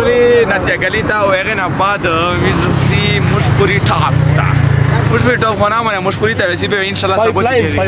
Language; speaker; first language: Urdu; non-native, local second language; Pashto